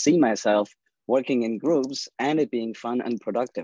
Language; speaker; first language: English; non-native, fluent; German